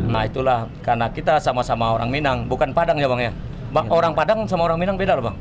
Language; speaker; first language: Indonesian; non-native, local second language; Minangkabau